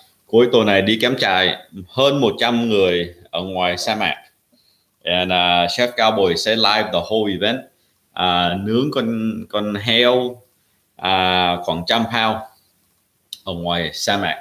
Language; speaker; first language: Vietnamese; early bilingual, heritage; Vietnamese